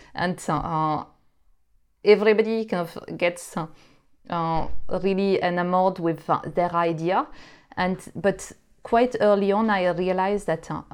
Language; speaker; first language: English; non-native, fluent; French